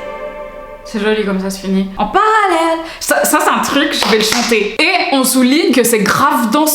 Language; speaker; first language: French; native; French